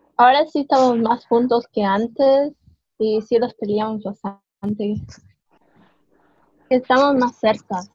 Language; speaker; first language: Spanish; early bilingual, other home language; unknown